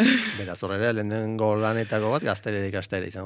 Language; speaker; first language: Basque; native; Basque